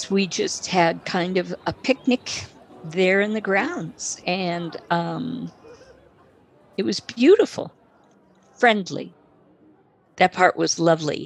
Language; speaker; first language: English; native; English